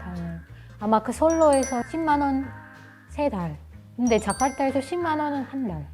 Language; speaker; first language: Korean; non-native, fluent; Indonesian